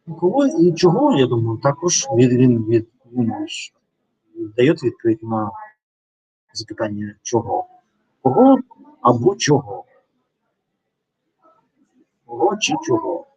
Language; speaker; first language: Ukrainian; non-native, learner; Russian